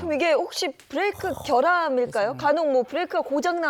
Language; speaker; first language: Korean; native; Korean